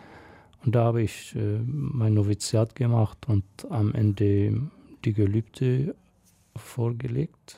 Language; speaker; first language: German; non-native, fluent; Arabic